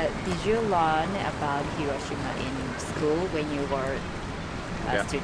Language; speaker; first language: English; non-native, learner; Japanese